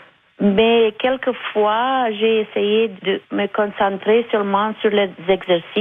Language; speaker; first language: French; non-native, fluent; Romanian